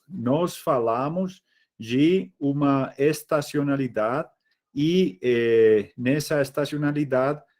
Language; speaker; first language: Portuguese; non-native, fluent; Spanish